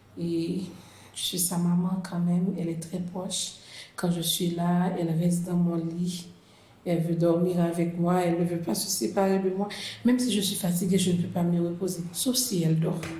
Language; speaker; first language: French; non-native, local second language; Haitian Creole